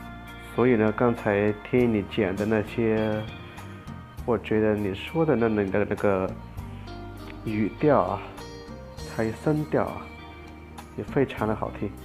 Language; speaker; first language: Chinese; non-native, fluent; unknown